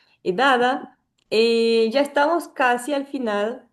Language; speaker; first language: Spanish; non-native, fluent; Portuguese